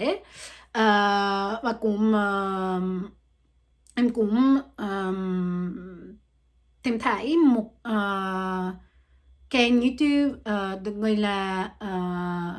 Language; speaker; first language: Vietnamese; non-native, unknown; French